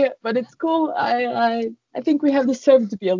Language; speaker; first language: English; non-native, fluent; Norwegian